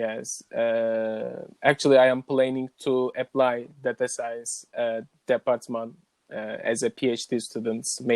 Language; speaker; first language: English; non-native, learner; Turkish